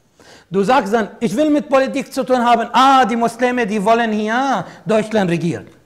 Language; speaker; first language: German; non-native, fluent; Arabic